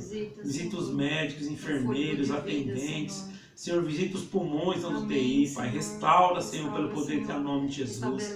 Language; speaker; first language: Portuguese; native; Portuguese